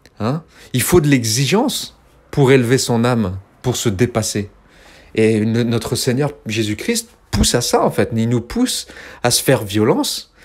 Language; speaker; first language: French; early bilingual, other home language; Kabyle